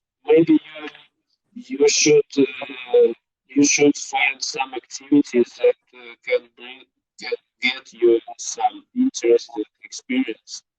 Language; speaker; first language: English; non-native, learner; Belarusian